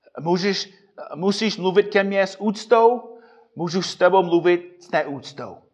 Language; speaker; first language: Czech; non-native, fluent; English